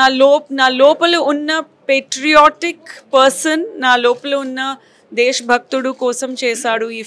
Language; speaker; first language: Telugu; non-native, fluent; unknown